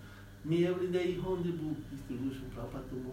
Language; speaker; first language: English; non-native, learner; Spanish